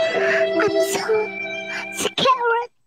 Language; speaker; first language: English; non-native, learner; Indonesian